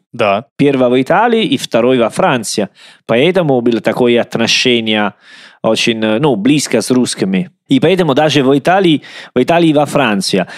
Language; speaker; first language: Russian; non-native, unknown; Italian